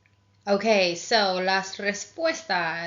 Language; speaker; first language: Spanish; non-native, fluent; English